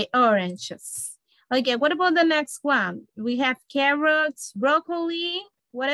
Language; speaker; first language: English; non-native, learner; Spanish